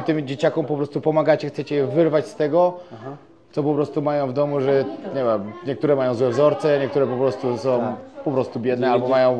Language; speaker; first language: Polish; native; Polish